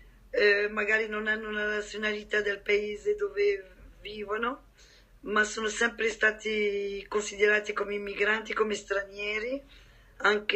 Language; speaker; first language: Italian; non-native, fluent; French